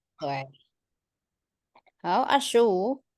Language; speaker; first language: Chinese; non-native, fluent; Indonesian